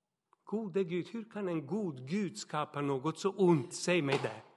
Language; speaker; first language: Swedish; non-native, fluent; Serbian